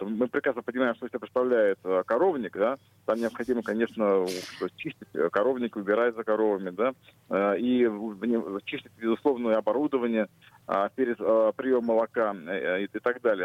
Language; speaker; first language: Russian; native; Russian